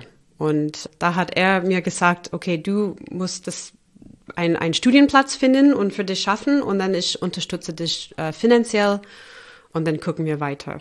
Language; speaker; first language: German; non-native, fluent; English